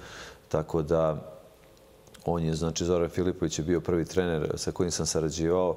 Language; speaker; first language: Serbian; native; Serbian